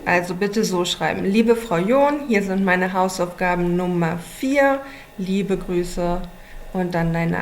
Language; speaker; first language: German; non-native, fluent; English